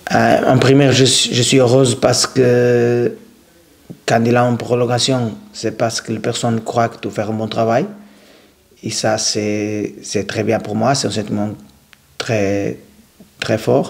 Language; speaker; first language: French; non-native, learner; Portuguese